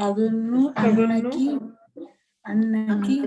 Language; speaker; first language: Arabic; non-native, learner; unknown